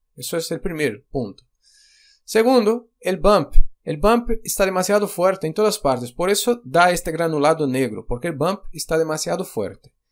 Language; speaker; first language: Spanish; non-native, fluent; Portuguese